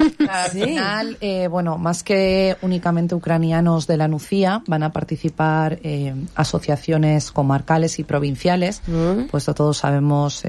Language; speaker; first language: Spanish; native; Spanish